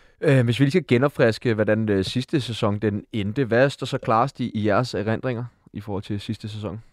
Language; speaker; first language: Danish; native; Danish